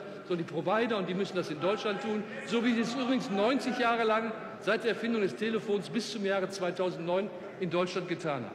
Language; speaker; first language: German; native; German